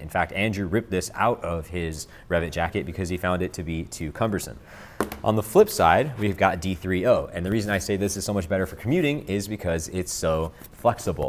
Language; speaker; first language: English; native; English